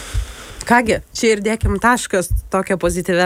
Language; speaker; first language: Lithuanian; native; Lithuanian